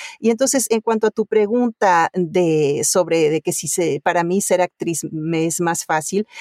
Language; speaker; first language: Spanish; early bilingual, other home language; Italian